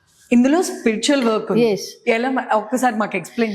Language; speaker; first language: Telugu; native; Telugu